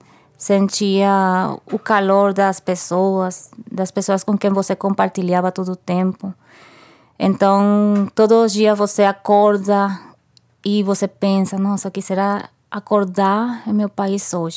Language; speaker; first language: Portuguese; non-native, fluent; Spanish